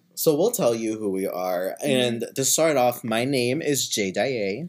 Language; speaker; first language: English; native; English